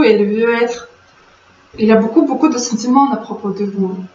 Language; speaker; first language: French; non-native, fluent; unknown